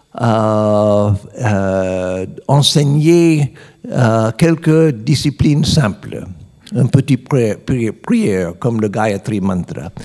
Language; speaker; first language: French; non-native, learner; English